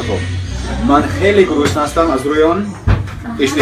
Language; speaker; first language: Persian; non-native, learner; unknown